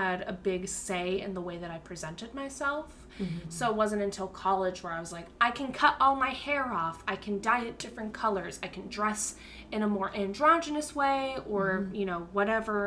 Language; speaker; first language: English; native; English